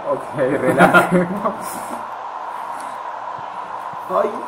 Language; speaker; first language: Spanish; native; Spanish